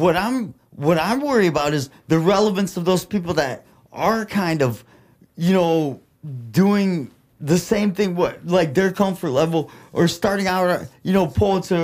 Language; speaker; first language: English; early bilingual, other home language; Russian